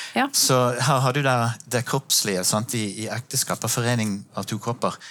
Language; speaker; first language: Norwegian; non-native, fluent; English